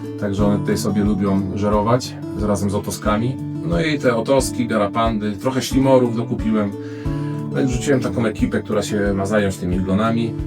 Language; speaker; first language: Polish; native; Polish